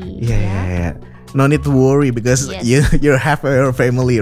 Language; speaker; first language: English; non-native, fluent; Indonesian